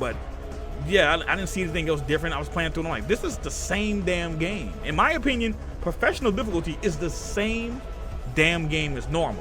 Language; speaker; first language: English; native; English